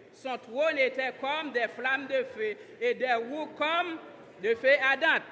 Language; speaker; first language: French; non-native, local second language; Haitian Creole